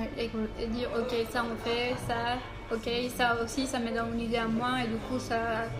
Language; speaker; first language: French; non-native, fluent; Spanish